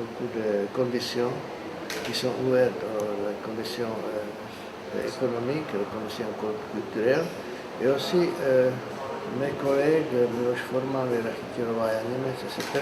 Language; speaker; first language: French; non-native, fluent; Czech